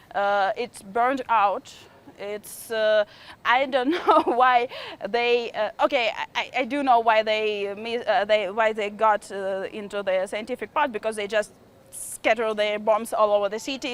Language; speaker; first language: English; non-native, fluent; Ukrainian